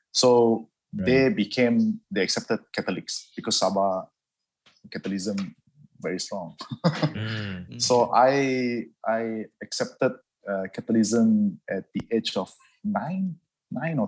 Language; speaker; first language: English; non-native, local second language; Hakka Chinese